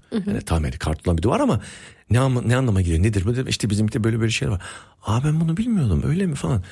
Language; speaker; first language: Turkish; early bilingual, heritage; Turkish